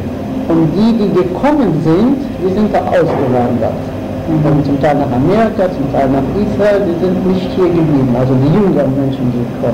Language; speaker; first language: German; non-native, fluent; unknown